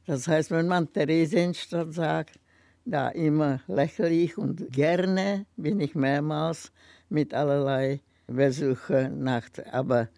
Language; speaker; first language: German; non-native, fluent; Czech